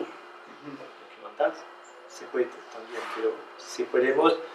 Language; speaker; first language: Spanish; non-native, learner; French